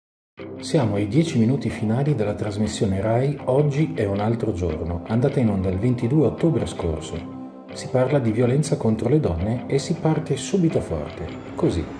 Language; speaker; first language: Italian; native; Italian